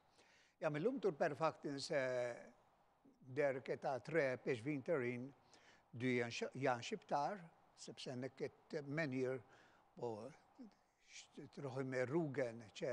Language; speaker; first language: Albanian; non-native, fluent; Maltese